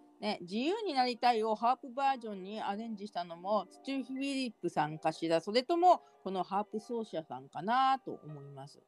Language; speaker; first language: Japanese; native; Japanese